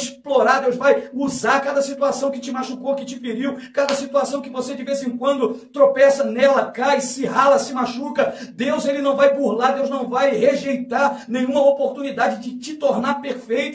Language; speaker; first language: Portuguese; native; Portuguese